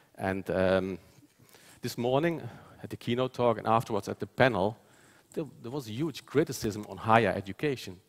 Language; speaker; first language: English; non-native, fluent; Dutch